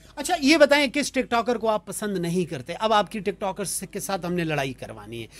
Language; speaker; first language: Urdu; non-native, local second language; Punjabi